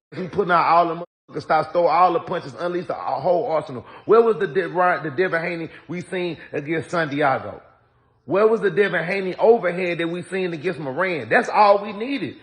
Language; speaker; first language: English; native; English